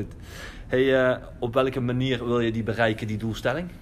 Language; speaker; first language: Dutch; native; Dutch